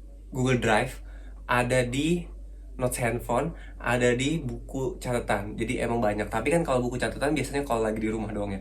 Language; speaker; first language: Indonesian; native; Indonesian